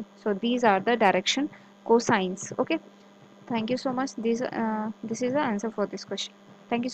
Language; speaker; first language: English; non-native, local second language; Hindi